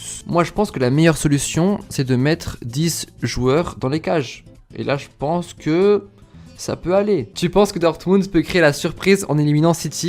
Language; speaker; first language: French; native; French